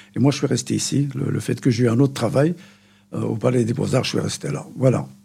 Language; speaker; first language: French; non-native, local second language; Arabic